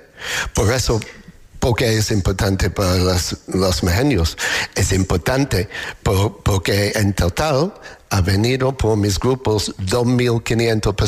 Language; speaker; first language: Spanish; non-native, learner; English